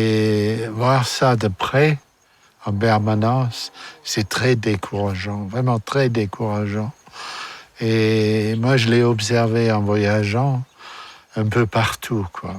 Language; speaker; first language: French; non-native, fluent; German